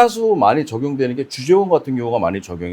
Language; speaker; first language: Korean; native; Korean